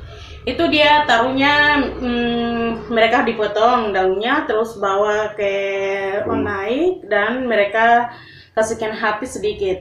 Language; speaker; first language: Indonesian; non-native, local second language; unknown